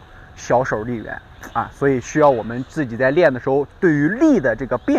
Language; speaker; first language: Chinese; native; Chinese